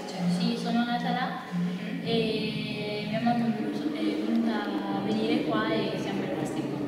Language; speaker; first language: Italian; early bilingual, other home language; Spanish